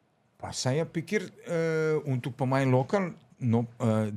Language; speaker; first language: Indonesian; non-native, fluent; Serbian